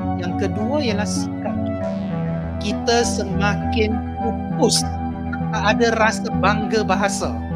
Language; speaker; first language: Malay; non-native, local second language; Chinese